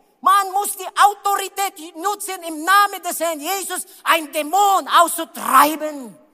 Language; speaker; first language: German; non-native, learner; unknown